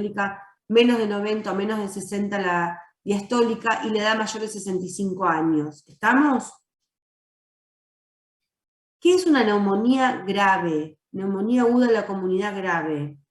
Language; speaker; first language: Spanish; native; Spanish